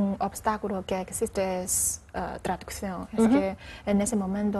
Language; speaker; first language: Spanish; non-native, learner; Chinese